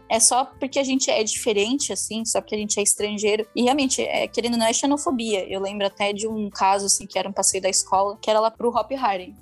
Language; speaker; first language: Portuguese; early bilingual, other home language; Spanish